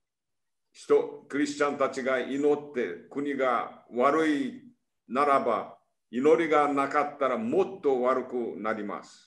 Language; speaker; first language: Japanese; early bilingual, heritage; Portuguese